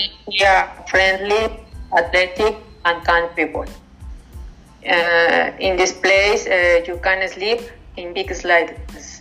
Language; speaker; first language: English; non-native, learner; Spanish